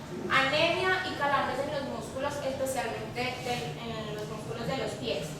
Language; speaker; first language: Spanish; native; Spanish